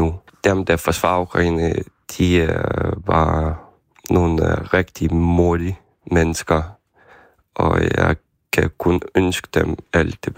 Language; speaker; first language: Danish; non-native, fluent; Ukrainian